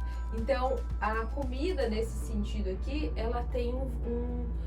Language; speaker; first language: Portuguese; native; Portuguese